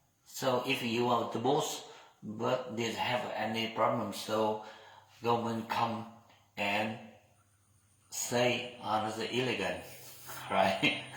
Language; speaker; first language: English; non-native, learner; Vietnamese